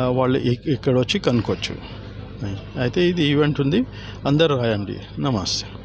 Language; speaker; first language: Telugu; non-native, local second language; Urdu